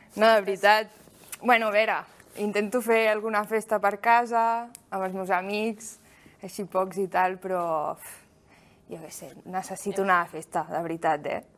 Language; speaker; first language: Catalan; early bilingual, other home language; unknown